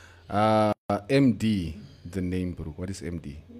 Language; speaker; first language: English; non-native, local second language; Afrikaans